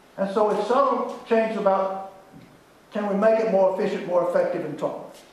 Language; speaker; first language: English; native; English